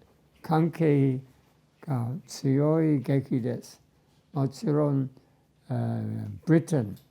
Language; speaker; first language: Japanese; non-native, fluent; English